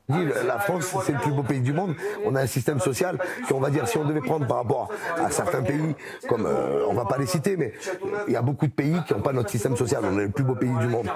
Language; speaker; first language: French; native; French